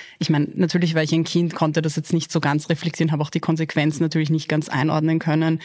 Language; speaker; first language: German; early bilingual, other home language; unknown